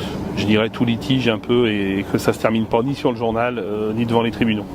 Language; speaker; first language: French; native; French